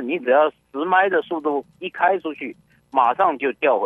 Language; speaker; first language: Chinese; native; Chinese